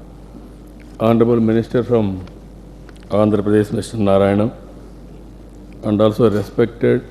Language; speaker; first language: English; non-native, local second language; Telugu